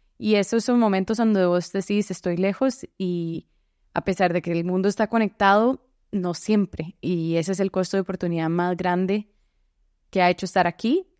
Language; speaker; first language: Spanish; native; Spanish